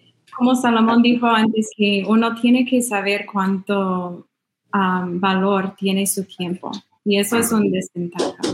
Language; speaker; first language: Spanish; non-native, fluent; English